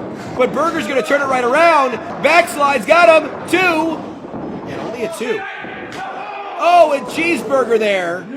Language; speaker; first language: English; native; English